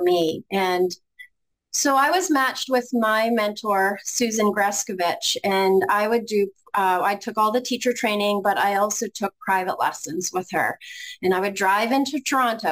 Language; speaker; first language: English; native; English